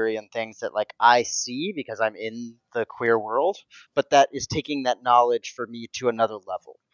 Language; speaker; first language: English; native; English